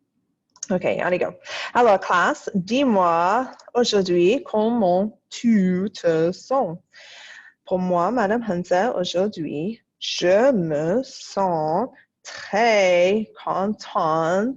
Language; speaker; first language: French; non-native, fluent; English